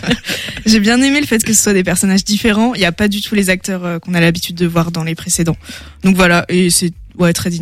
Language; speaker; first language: French; native; French